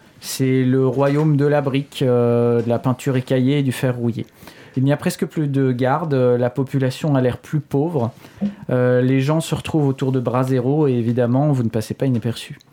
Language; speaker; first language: French; native; French